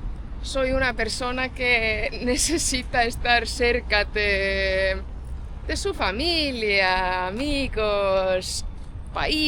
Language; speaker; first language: Spanish; non-native, fluent; Estonian